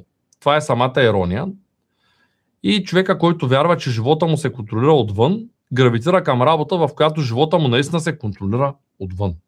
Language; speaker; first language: Bulgarian; native; Bulgarian